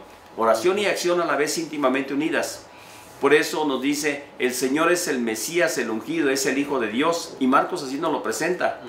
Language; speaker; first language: Spanish; native; Spanish